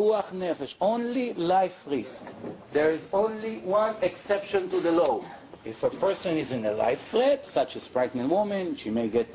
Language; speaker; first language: English; non-native, fluent; Hebrew